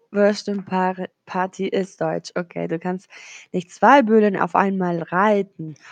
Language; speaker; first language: German; non-native, learner; Spanish